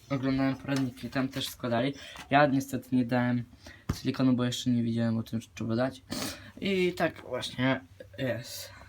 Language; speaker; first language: Polish; native; Polish